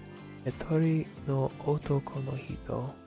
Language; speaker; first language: Japanese; non-native, learner; English